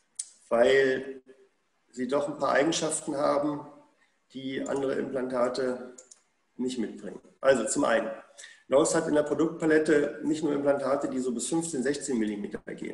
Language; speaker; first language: German; native; German